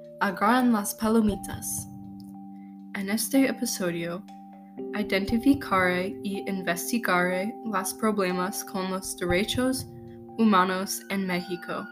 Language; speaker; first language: Spanish; non-native, learner; English